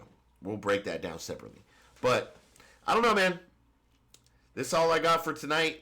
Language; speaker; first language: English; native; English